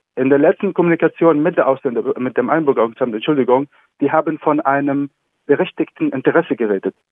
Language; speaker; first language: German; non-native, fluent; Arabic